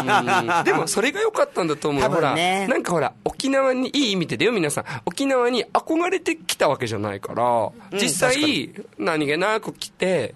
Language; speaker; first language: Japanese; native; Japanese